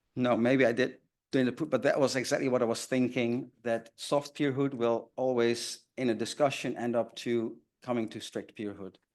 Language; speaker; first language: English; non-native, fluent; Dutch